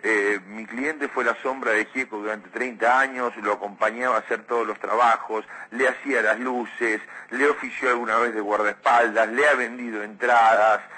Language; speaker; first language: Spanish; native; Spanish